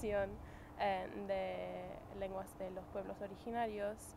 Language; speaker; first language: Spanish; non-native, fluent; English